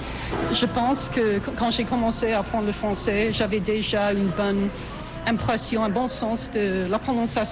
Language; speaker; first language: French; non-native, fluent; English